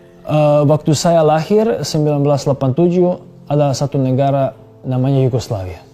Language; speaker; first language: Indonesian; non-native, fluent; Serbian